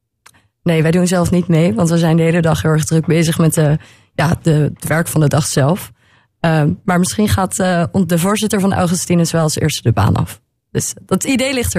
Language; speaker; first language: Dutch; native; Dutch